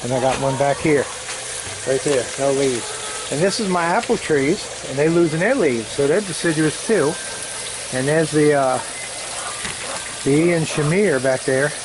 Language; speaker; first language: English; native; English